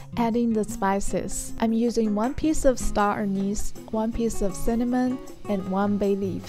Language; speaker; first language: English; non-native, fluent; Chinese